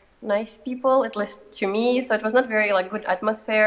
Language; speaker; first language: English; non-native, fluent; Russian